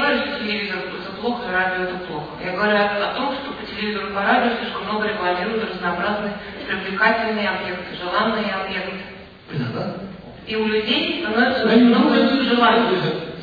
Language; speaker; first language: Russian; native; Russian